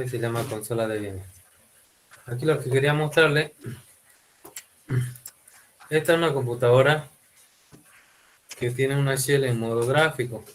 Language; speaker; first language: Spanish; native; Spanish